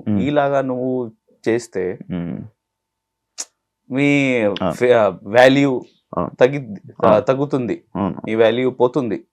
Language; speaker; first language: Telugu; non-native, learner; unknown